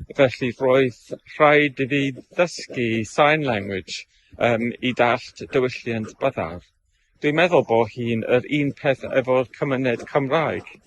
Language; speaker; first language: Welsh; non-native, learner; English